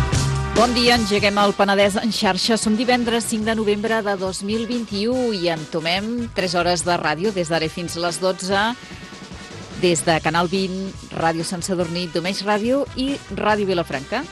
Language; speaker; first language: Catalan; native; Catalan